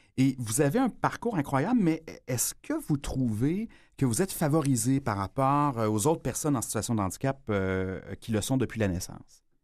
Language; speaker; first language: French; native; French